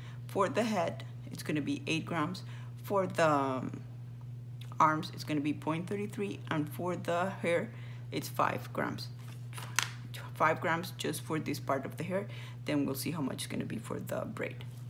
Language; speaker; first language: English; non-native, learner; Spanish